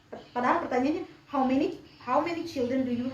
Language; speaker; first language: English; non-native, learner; Indonesian